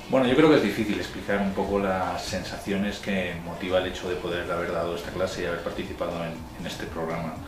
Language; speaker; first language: Spanish; native; Spanish